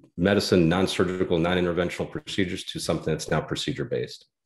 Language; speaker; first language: English; native; English